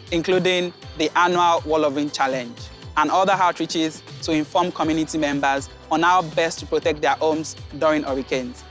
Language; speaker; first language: English; non-native, local second language; Yoruba